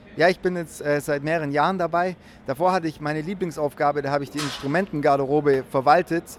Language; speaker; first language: German; native; German